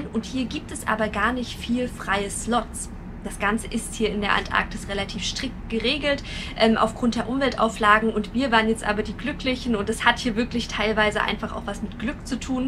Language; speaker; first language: German; native; German